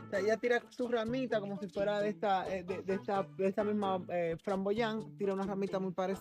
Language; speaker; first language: Spanish; native; Spanish